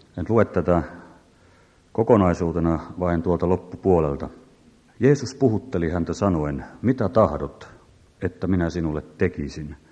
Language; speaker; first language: Finnish; native; Finnish